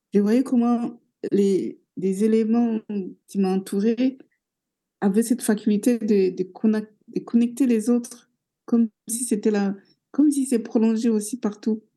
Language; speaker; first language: French; non-native, local second language; Rundi